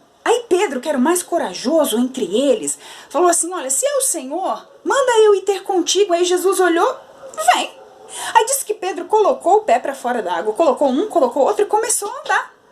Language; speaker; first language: Portuguese; native; Portuguese